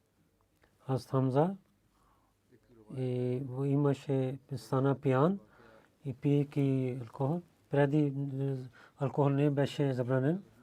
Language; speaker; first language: Bulgarian; non-native, learner; Urdu